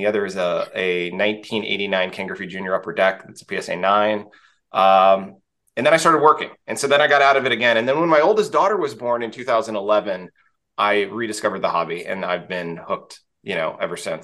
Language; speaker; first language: English; native; English